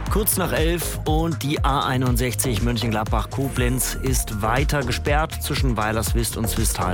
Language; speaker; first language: German; native; German